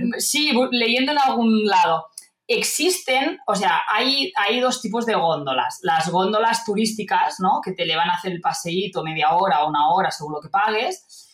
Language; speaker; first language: Spanish; non-native, local second language; Catalan